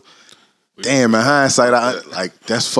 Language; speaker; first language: English; native; English